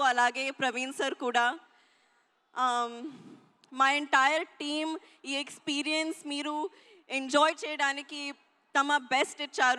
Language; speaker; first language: Telugu; non-native, learner; Hindi